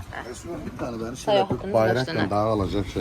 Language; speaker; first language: Turkish; native; Turkish